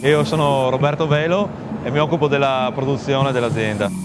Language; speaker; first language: Italian; native; Italian